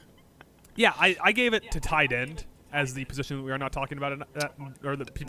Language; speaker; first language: English; native; English